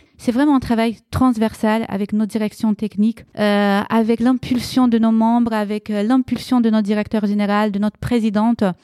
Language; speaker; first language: French; early bilingual, other home language; Romanian